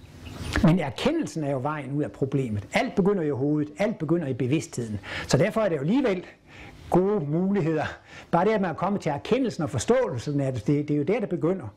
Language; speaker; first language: Danish; native; Danish